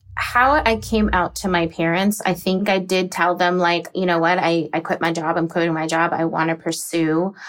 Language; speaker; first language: English; native; English